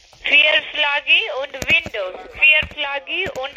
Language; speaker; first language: German; non-native, learner; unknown